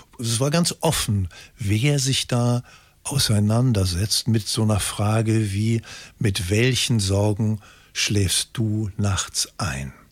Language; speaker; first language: German; native; German